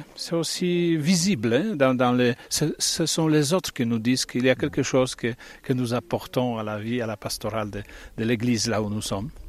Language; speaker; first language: French; non-native, fluent; Italian